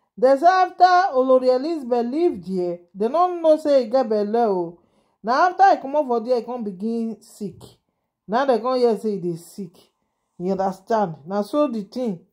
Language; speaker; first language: Nigerian Pidgin; native; Nigerian Pidgin